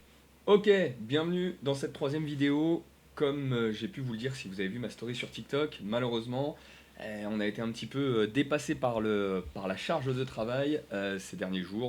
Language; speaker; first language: French; native; French